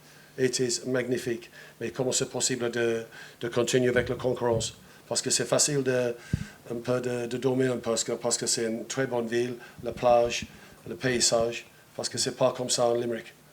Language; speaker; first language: French; non-native, fluent; English